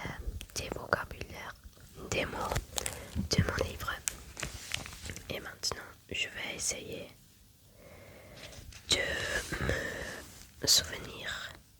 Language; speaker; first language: French; non-native, learner; German